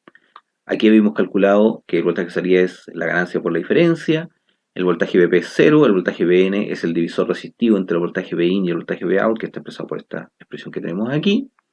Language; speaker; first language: Spanish; native; Spanish